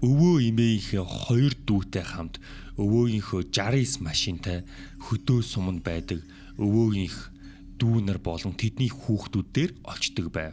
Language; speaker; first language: Mongolian; native; Mongolian